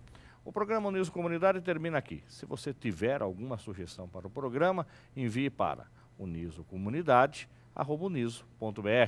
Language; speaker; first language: Portuguese; native; Portuguese